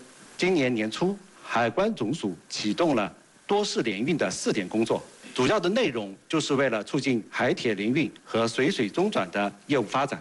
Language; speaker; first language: Chinese; native; Chinese